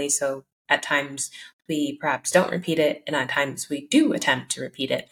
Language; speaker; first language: English; early bilingual, other home language; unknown